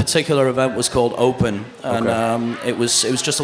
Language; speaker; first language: English; native; English